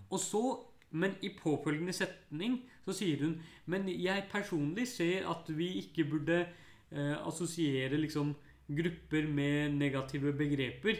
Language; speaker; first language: Norwegian; early bilingual, other home language; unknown